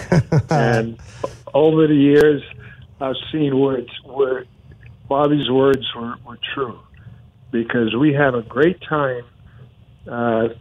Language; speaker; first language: English; non-native, fluent; Spanish